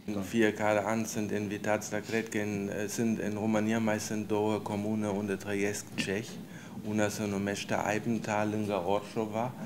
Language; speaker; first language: Romanian; non-native, fluent; German